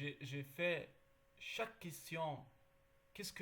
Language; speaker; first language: French; non-native, learner; Arabic